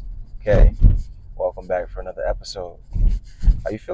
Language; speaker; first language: English; native; English